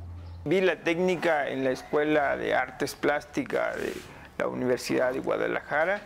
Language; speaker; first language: Spanish; non-native, local second language; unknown